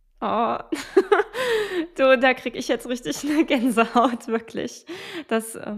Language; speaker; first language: German; native; German